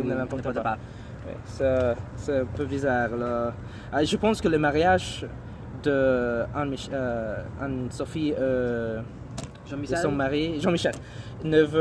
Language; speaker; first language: French; non-native, learner; English